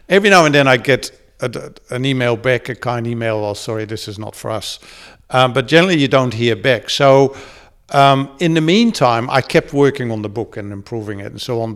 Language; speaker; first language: English; non-native, fluent; Dutch